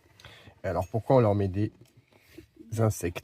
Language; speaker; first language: French; native; French